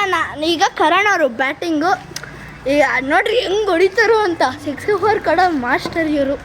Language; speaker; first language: Kannada; native; Kannada